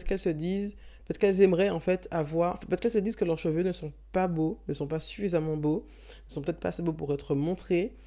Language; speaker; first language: French; native; French